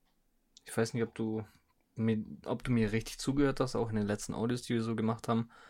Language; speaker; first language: German; native; German